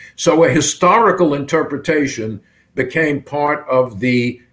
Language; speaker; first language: English; native; English